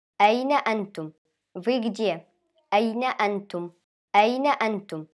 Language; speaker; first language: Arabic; non-native, fluent; Russian